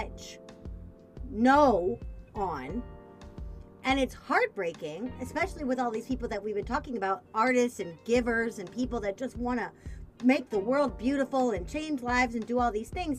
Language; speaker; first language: English; native; English